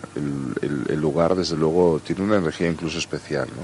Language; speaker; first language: Spanish; native; Spanish